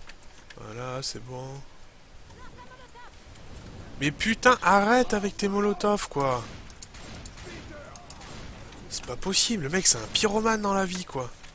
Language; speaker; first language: French; native; French